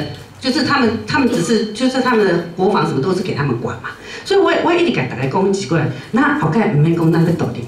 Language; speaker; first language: Chinese; non-native, local second language; Min Nan Chinese